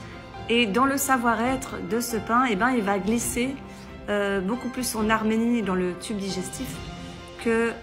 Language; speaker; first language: French; native; French